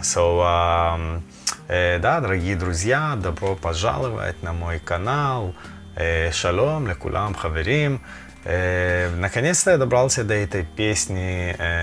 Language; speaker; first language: Russian; early bilingual, heritage; Russian